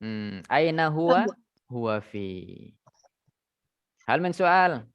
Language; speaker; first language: Arabic; non-native, fluent; Indonesian